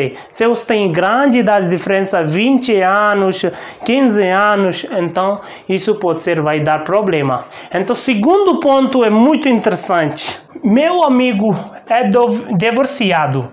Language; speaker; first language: Portuguese; non-native, learner; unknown